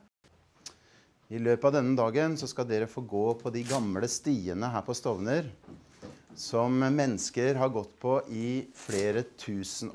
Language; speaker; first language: Norwegian; native; Norwegian